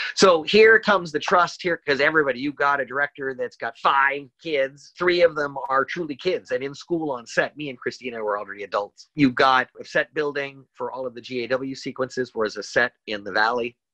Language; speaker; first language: English; native; English